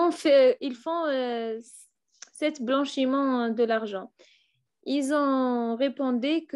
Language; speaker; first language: French; non-native, learner; Arabic